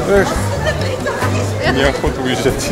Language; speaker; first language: Russian; native; Russian